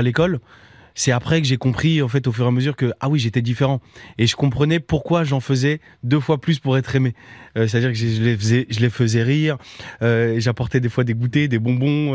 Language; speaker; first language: French; native; French